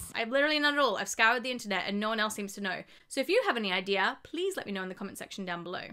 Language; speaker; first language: English; native; English